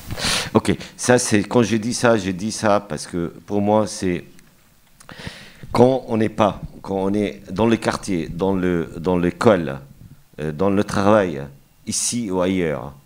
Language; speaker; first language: French; non-native, fluent; Arabic